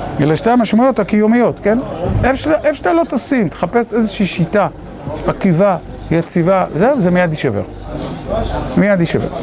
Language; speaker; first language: Hebrew; native; Hebrew